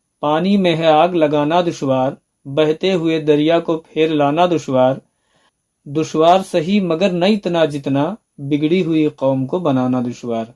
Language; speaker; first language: Urdu; native; Urdu